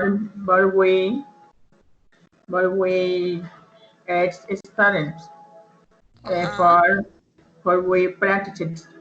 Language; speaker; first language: English; non-native, learner; Spanish